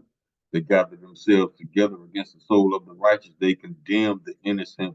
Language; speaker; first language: English; native; English